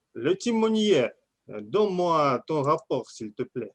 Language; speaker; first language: French; non-native, fluent; Russian